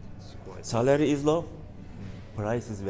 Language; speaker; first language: English; non-native, learner; Turkish